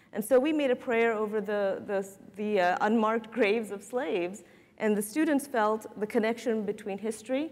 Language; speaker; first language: English; native; English